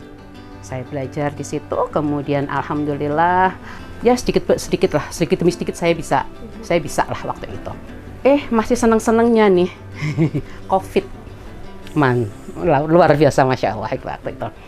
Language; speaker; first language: Indonesian; native; Indonesian